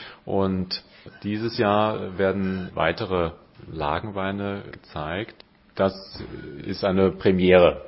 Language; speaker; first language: German; native; German